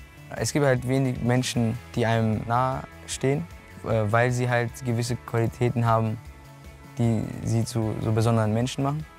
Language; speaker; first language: German; native; German